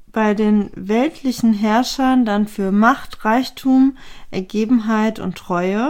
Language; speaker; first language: German; native; German